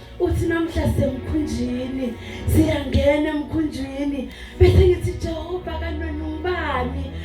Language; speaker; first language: Zulu; non-native, local second language; Swati